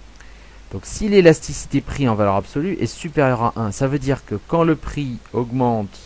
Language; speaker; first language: French; native; French